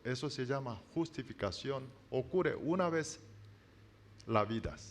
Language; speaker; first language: Spanish; non-native, learner; Korean